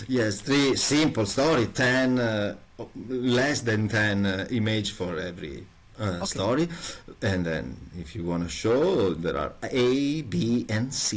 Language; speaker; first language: English; non-native, learner; Italian